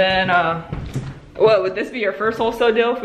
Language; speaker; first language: English; native; English